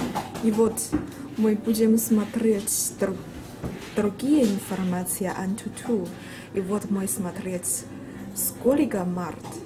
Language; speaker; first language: Russian; non-native, learner; Chinese